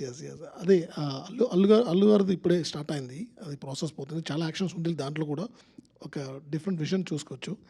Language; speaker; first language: Telugu; non-native, learner; Tamil